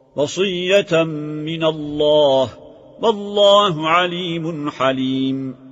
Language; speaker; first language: Arabic; non-native, fluent; Turkish